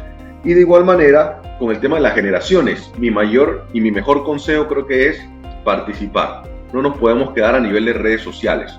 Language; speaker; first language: Spanish; native; Spanish